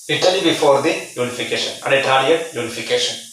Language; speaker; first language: English; non-native, local second language; Malayalam